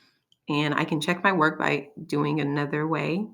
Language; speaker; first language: English; native; English